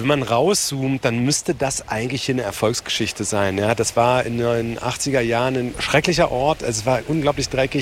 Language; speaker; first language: German; native; German